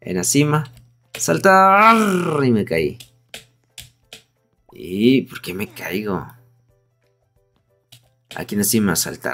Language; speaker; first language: Spanish; native; Spanish